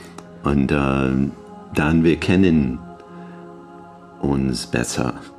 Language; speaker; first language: German; non-native, learner; English